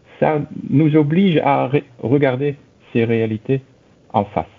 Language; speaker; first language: French; non-native, fluent; Dutch